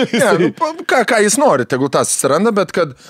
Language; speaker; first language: Lithuanian; native; Lithuanian